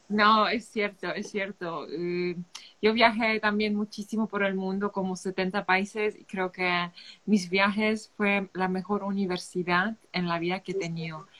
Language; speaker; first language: Spanish; non-native, fluent; Polish